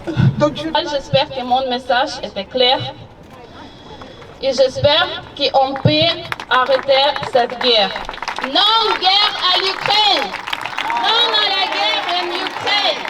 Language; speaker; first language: French; non-native, learner; Ukrainian